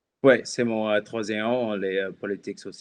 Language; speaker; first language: French; non-native, local second language; English